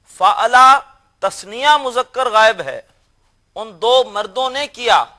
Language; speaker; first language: Urdu; native; Urdu